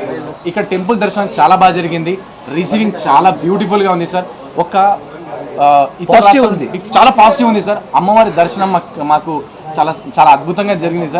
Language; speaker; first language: Telugu; native; Telugu